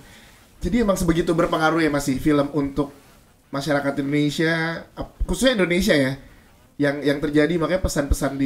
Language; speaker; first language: Indonesian; native; Indonesian